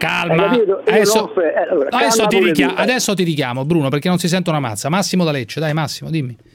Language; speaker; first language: Italian; native; Italian